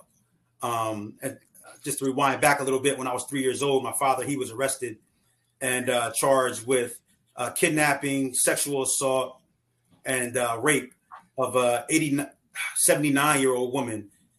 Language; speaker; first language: English; native; English